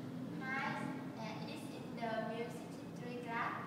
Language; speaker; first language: English; non-native, learner; Vietnamese